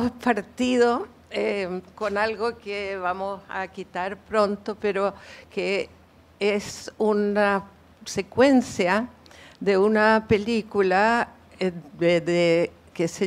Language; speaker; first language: Spanish; native; Spanish